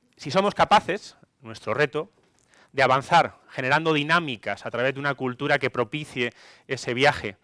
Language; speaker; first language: Spanish; non-native, fluent; Greek